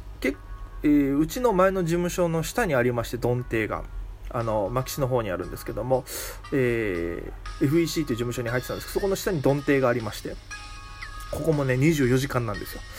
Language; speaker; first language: Japanese; native; Japanese